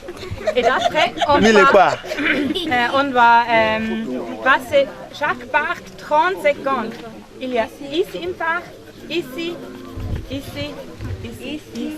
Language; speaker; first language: French; non-native, learner; German